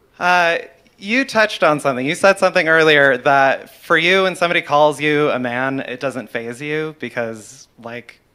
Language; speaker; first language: English; native; English